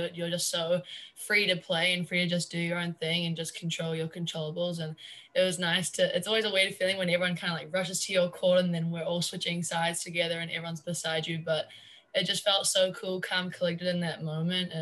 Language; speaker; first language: English; native; English